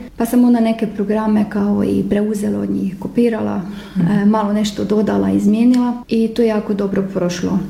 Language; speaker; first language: Croatian; early bilingual, heritage; Croatian